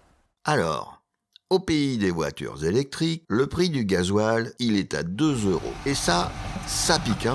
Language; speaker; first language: French; native; French